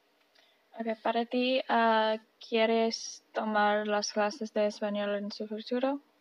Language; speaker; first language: Spanish; early bilingual, heritage; Spanish